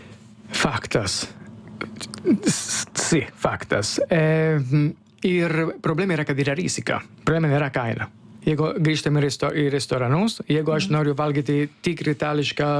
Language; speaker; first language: Lithuanian; non-native, fluent; Italian